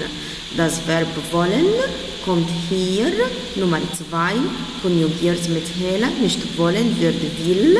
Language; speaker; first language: German; non-native, fluent; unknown